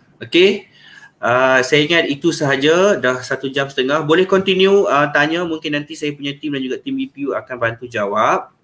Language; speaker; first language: Malay; native; Malay